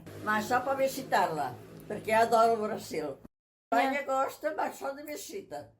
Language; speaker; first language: Portuguese; non-native, learner; Catalan